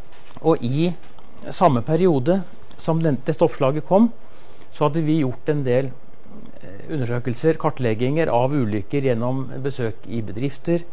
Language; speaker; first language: Norwegian; native; Norwegian